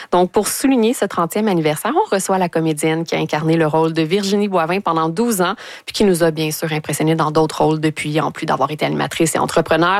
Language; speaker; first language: French; native; French